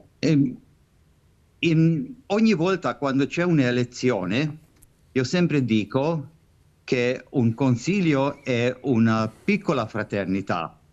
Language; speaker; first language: Italian; non-native, fluent; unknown